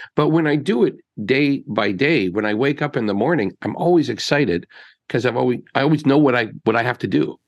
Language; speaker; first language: English; native; English